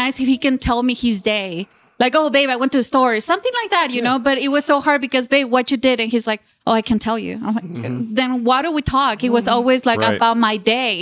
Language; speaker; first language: English; non-native, fluent; Spanish